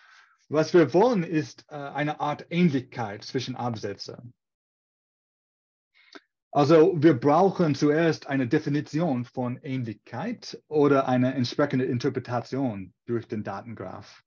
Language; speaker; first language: German; non-native, fluent; English